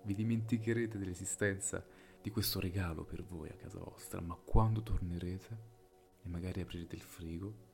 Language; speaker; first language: Italian; native; Italian